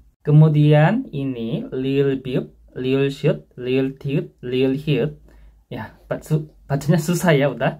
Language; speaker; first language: Indonesian; non-native, fluent; Korean